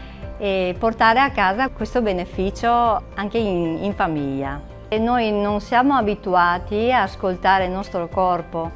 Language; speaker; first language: Italian; non-native, fluent; Japanese